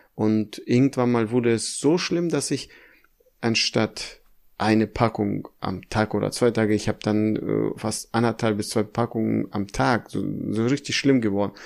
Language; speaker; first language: German; early bilingual, other home language; Russian